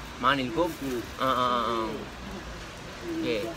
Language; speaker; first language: Korean; non-native, learner; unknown